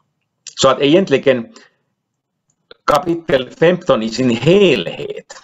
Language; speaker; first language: Swedish; non-native, local second language; Finnish